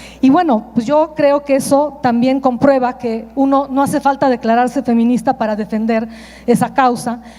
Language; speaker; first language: Spanish; non-native, fluent; Italian